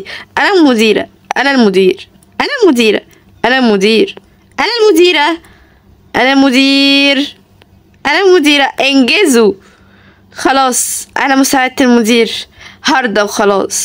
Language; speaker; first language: Arabic; native; Arabic